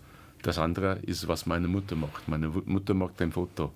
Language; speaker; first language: German; non-native, learner; English